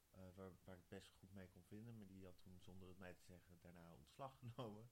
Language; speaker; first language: Dutch; native; Dutch